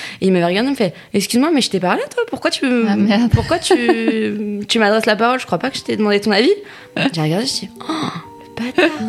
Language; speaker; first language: French; native; French